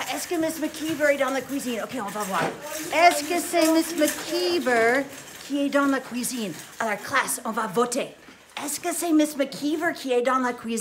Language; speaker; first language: French; non-native, fluent; English